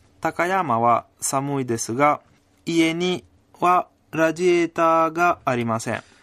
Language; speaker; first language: Japanese; non-native, fluent; Italian